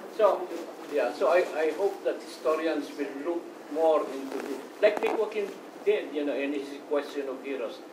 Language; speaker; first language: English; non-native, local second language; Iloko